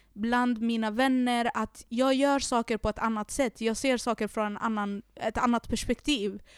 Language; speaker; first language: Swedish; early bilingual, other home language; Arabic